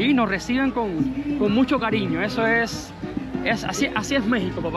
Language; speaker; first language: Spanish; native; Spanish